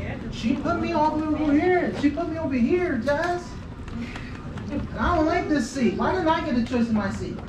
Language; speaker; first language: English; early bilingual, other home language; Spanish